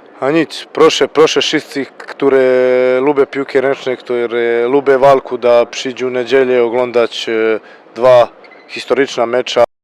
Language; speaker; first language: Polish; non-native, learner; Croatian